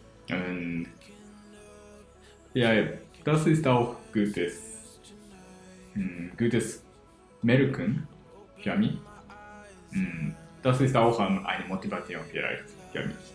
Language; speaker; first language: German; non-native, learner; Japanese